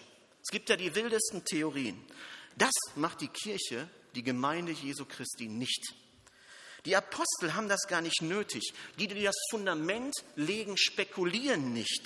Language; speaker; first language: German; native; German